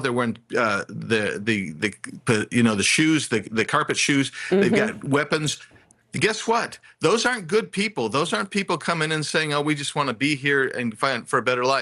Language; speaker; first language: English; native; English